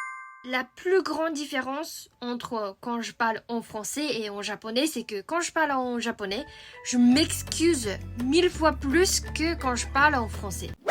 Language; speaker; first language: French; non-native, fluent; Japanese